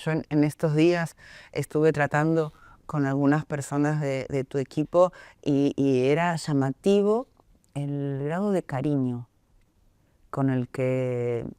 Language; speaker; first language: Spanish; native; Spanish